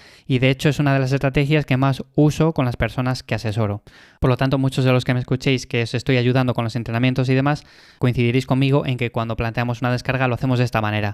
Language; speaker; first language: Spanish; native; Spanish